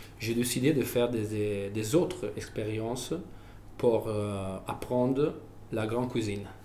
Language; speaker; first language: French; non-native, fluent; Italian